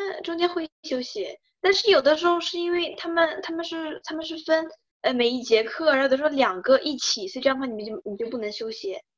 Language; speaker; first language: Chinese; early bilingual, other home language; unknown